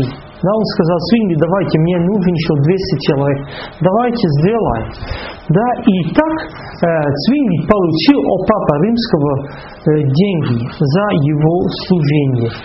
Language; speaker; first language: Russian; non-native, fluent; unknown